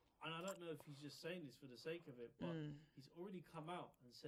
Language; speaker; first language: English; native; English